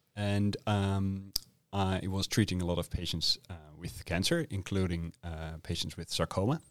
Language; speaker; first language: English; non-native, fluent; Dutch